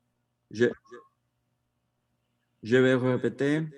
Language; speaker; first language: French; non-native, learner; Spanish